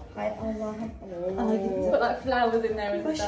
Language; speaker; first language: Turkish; early bilingual, heritage; Turkish